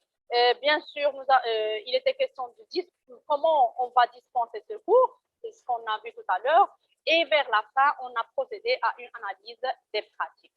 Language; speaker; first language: French; non-native, local second language; Arabic